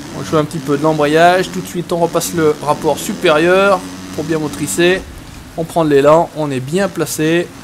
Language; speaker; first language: French; native; French